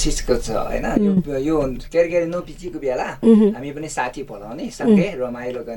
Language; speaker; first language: Nepali; non-native, learner; Chinese